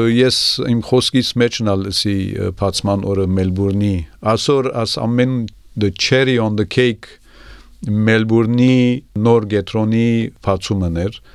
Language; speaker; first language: Armenian; early bilingual, heritage; Armenian